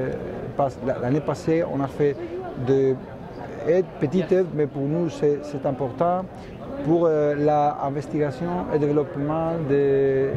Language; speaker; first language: French; non-native, fluent; Spanish